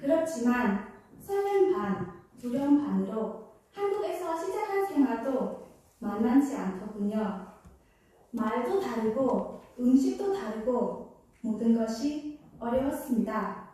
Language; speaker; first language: Korean; non-native, fluent; Khmer